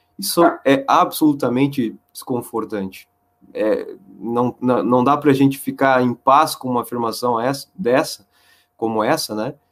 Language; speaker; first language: Portuguese; native; Portuguese